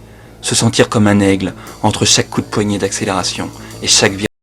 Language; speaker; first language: French; native; French